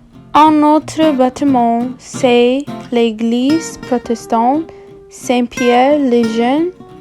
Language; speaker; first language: French; non-native, learner; English